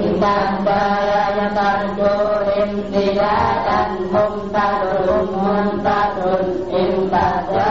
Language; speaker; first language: Arabic; non-native, learner; Indonesian